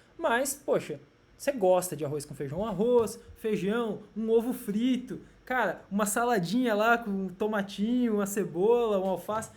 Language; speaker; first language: Portuguese; native; Portuguese